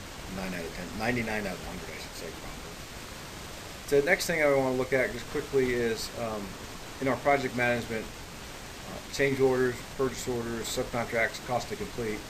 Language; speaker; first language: English; native; English